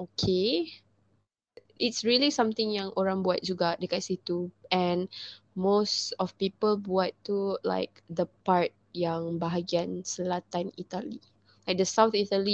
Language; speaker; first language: English; non-native, local second language; Malay